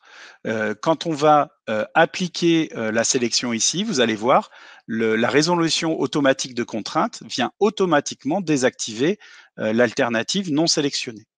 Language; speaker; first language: French; native; French